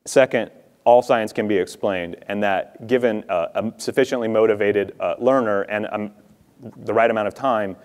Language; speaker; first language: English; native; English